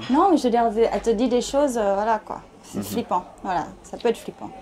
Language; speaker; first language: French; early bilingual, other home language; Thai